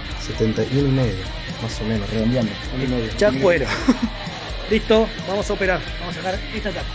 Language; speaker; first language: Spanish; native; Spanish